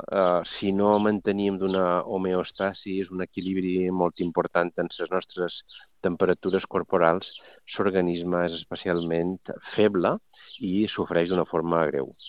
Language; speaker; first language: Catalan; native; Catalan